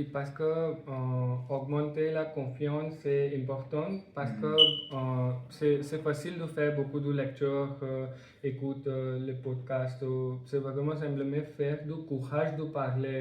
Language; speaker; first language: French; non-native, learner; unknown